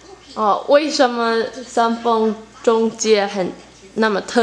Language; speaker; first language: Chinese; non-native, learner; English